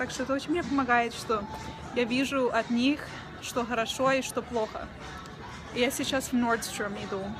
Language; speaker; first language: Russian; early bilingual, heritage; Russian